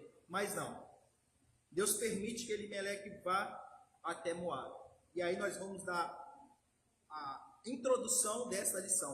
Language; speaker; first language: Portuguese; native; Portuguese